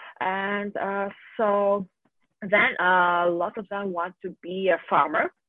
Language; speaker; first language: English; non-native, fluent; Russian